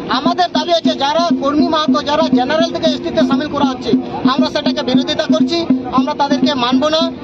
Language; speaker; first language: Bangla; non-native, local second language; Santali